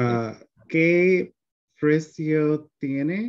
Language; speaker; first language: Spanish; non-native, learner; English